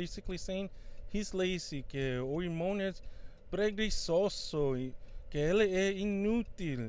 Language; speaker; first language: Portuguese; non-native, fluent; Spanish